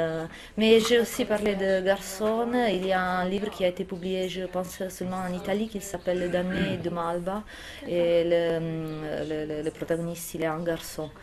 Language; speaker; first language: French; non-native, fluent; Italian